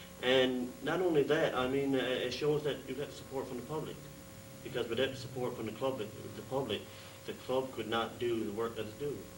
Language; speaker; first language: English; native; English